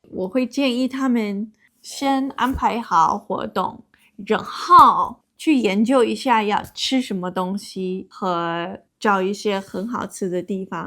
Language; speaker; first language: Chinese; non-native, fluent; English